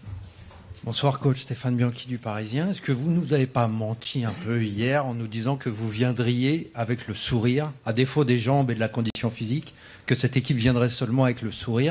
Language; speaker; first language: French; native; French